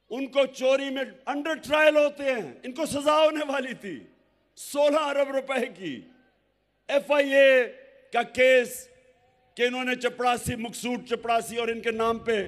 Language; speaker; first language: Urdu; native; Urdu